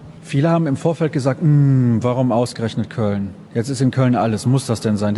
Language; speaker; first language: German; native; German